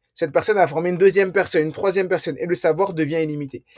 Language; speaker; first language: French; early bilingual, other home language; Riffian